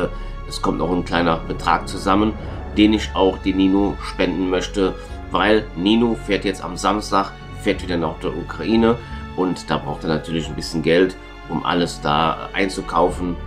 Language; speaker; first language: German; native; German